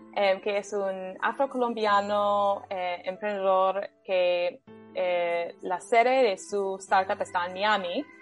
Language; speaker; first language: Spanish; non-native, fluent; English